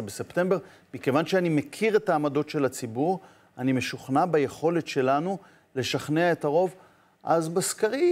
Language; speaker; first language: Hebrew; native; Hebrew